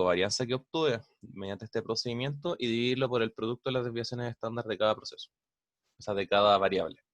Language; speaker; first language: Spanish; native; Spanish